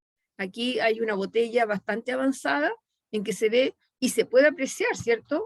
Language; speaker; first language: Spanish; native; Spanish